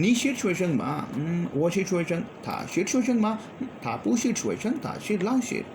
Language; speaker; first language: Chinese; non-native, learner; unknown